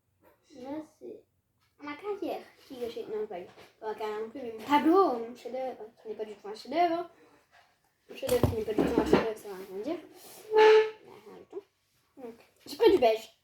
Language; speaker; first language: French; native; French